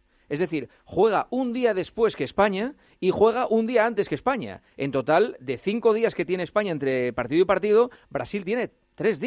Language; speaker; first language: Spanish; native; Spanish